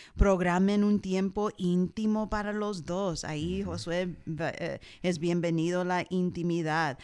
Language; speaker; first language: Spanish; early bilingual, heritage; Spanish